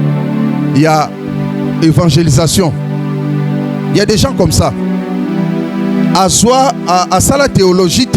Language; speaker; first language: French; non-native, local second language; Lingala